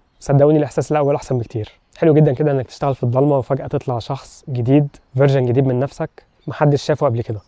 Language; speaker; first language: Arabic; native; Arabic